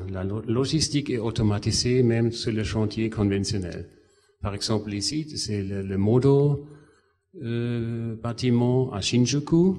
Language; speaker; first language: French; non-native, fluent; German